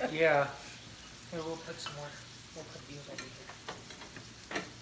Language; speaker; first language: English; early bilingual, other home language; Spanish